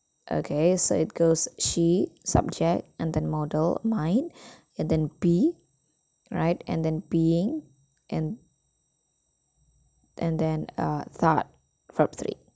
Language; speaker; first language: English; non-native, fluent; Indonesian